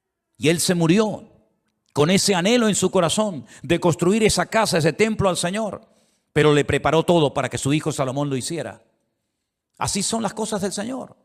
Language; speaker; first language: Spanish; native; Spanish